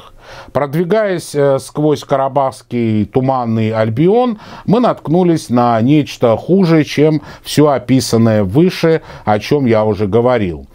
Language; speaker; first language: Russian; native; Russian